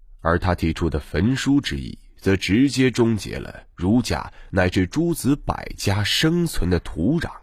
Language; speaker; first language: Chinese; native; Chinese